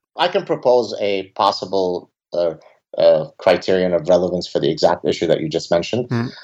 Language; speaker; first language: English; early bilingual, other home language; Arabic